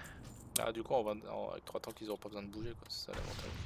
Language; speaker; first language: French; native; French